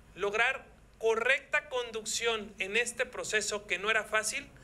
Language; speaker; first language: Spanish; native; Spanish